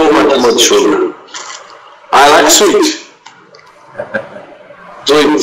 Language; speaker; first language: English; non-native, learner; Portuguese